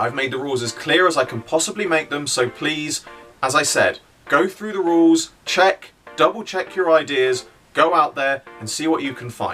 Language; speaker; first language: English; native; English